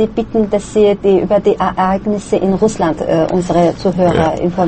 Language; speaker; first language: German; non-native, fluent; Azerbaijani